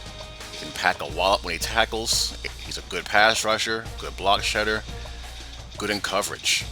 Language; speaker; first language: English; native; English